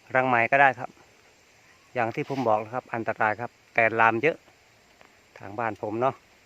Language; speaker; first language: Thai; native; Thai